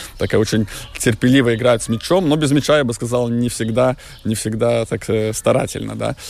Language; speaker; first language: Russian; non-native, local second language; Latvian